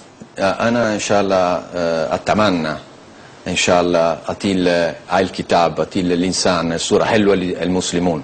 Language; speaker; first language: Arabic; non-native, learner; Italian